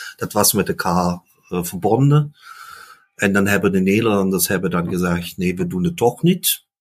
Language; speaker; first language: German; early bilingual, other home language; Dutch